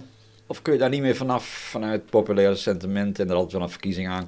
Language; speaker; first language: Dutch; native; Dutch